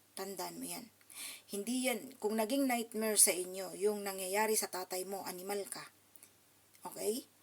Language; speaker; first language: Filipino; non-native, local second language; Cebuano